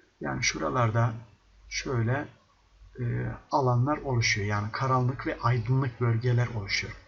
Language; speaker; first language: Turkish; native; Turkish